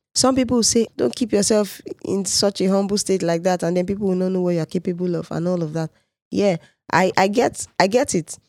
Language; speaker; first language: English; non-native, local second language; Yoruba